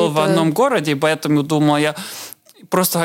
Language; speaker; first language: Russian; non-native, learner; Estonian